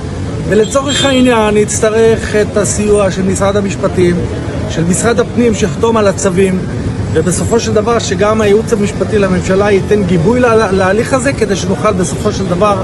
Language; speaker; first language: Hebrew; native; Hebrew